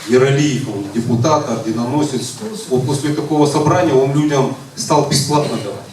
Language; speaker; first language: Russian; non-native, local second language; Kazakh